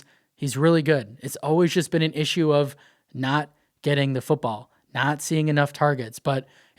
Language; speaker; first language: English; native; English